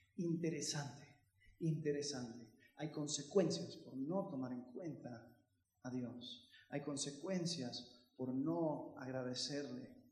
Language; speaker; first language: Spanish; early bilingual, heritage; Spanish